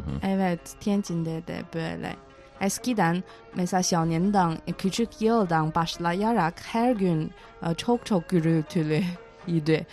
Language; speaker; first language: Turkish; non-native, fluent; Chinese